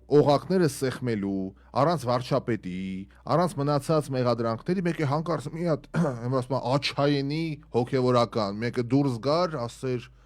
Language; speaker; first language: Armenian; native; Armenian